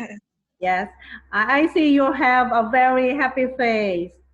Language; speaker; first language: English; non-native, fluent; Thai